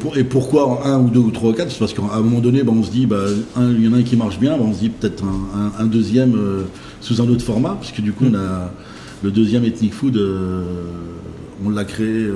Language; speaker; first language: French; native; French